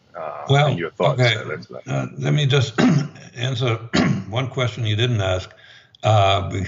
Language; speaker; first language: English; non-native, fluent; German